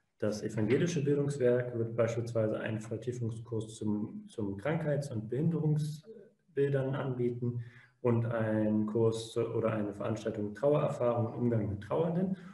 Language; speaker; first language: German; native; German